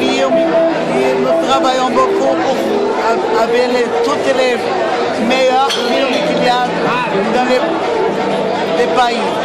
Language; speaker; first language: French; non-native, learner; Portuguese